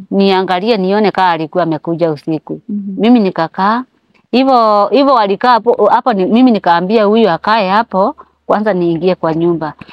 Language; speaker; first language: Swahili; non-native, local second language; Kikuyu